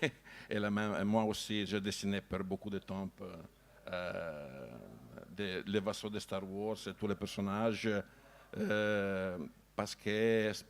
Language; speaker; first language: French; non-native, learner; Italian